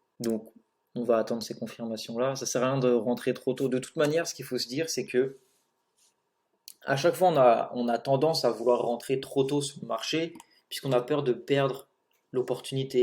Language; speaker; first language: French; native; French